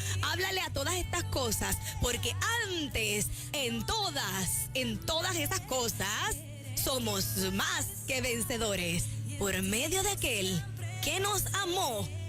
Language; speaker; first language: Spanish; native; Spanish